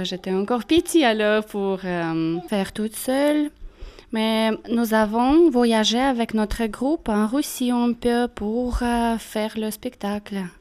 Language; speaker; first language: French; non-native, learner; Russian